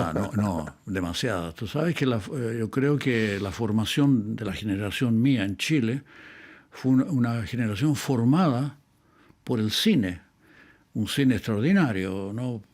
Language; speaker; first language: Spanish; native; Spanish